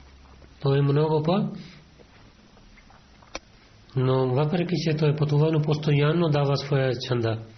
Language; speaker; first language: Bulgarian; non-native, fluent; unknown